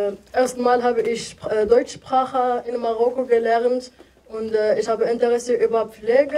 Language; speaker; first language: German; non-native, learner; Arabic